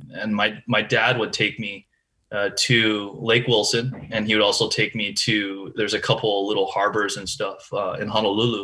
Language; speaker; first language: English; native; English